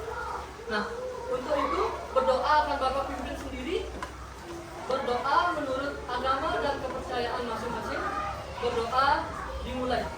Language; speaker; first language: Indonesian; native; Indonesian